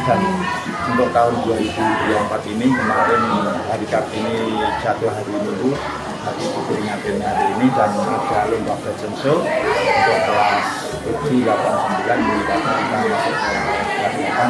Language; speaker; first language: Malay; non-native, local second language; Javanese